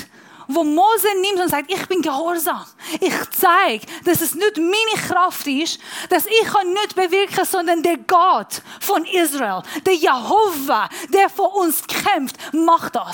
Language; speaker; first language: German; non-native, fluent; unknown